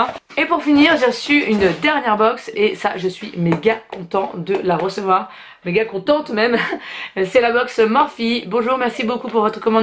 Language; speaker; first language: French; native; French